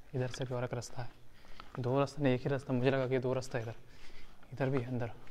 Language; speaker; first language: Hindi; native; Hindi